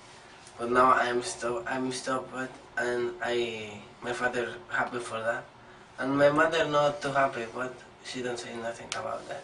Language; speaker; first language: English; non-native, learner; Spanish